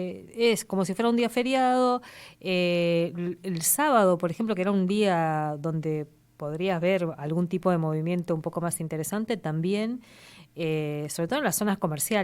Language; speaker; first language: Spanish; native; Spanish